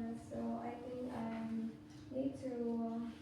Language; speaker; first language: English; non-native, learner; Vietnamese